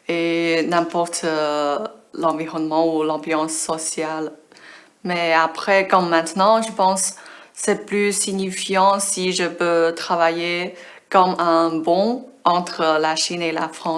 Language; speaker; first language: French; non-native, fluent; Chinese